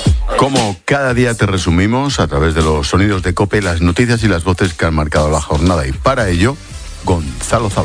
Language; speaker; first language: Spanish; native; Spanish